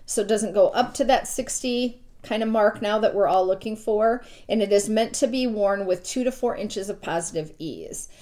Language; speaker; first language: English; native; English